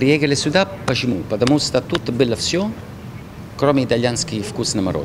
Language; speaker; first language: Russian; non-native, learner; Italian